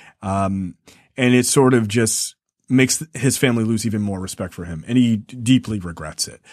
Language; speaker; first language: English; native; English